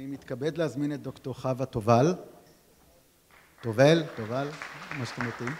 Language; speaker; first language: Hebrew; native; Hebrew